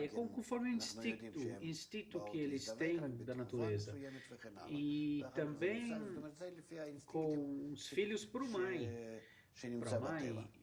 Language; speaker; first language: Portuguese; non-native, fluent; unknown